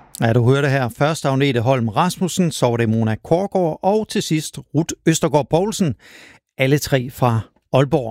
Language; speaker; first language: Danish; native; Danish